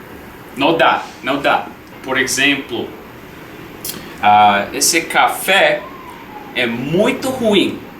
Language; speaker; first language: Portuguese; non-native, learner; English